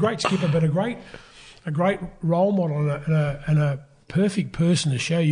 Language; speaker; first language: English; native; English